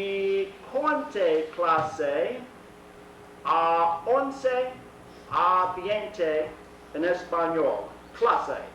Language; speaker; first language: Spanish; non-native, fluent; English